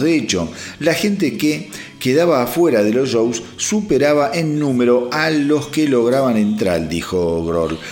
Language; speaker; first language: Spanish; native; Spanish